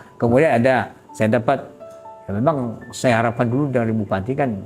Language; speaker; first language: Indonesian; non-native, local second language; Nias